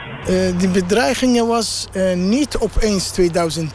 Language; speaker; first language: Dutch; non-native, learner; Arabic